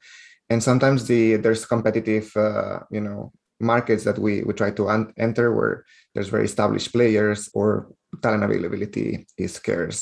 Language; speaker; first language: English; non-native, fluent; Spanish